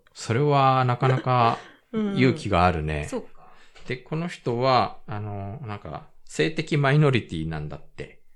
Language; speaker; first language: Japanese; native; Japanese